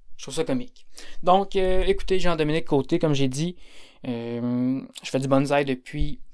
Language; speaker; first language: French; native; French